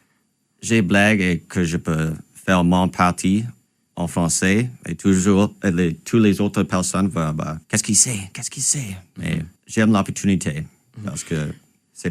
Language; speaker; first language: French; non-native, local second language; English